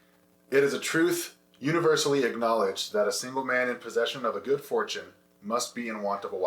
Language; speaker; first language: English; native; English